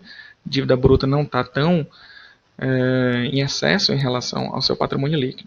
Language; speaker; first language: Portuguese; native; Portuguese